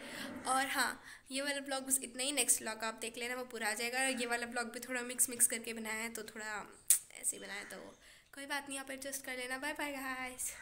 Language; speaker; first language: Hindi; native; Hindi